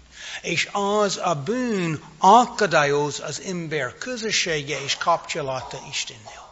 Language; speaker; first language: Hungarian; non-native, fluent; English